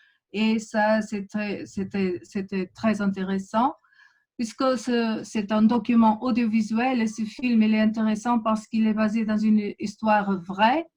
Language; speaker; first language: French; non-native, fluent; Portuguese